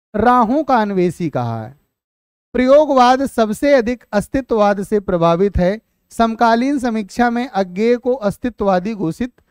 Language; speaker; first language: Hindi; native; Hindi